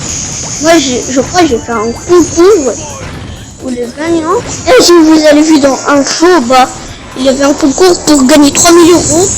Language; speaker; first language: French; early bilingual, other home language; Romanian